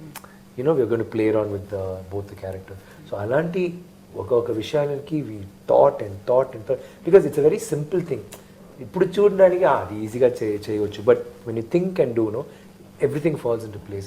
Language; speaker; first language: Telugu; non-native, learner; Tamil